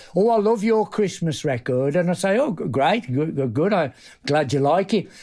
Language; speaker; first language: English; native; English